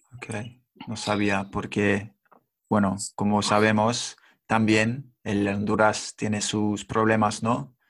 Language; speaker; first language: Spanish; non-native, fluent; English